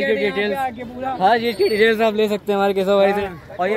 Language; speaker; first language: Hindi; native; Hindi